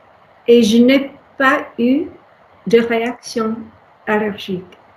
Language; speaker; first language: French; non-native, learner; English